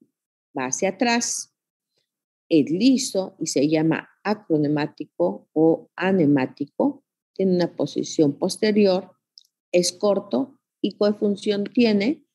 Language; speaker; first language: Spanish; native; Spanish